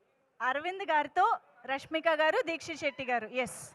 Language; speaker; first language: Telugu; native; Telugu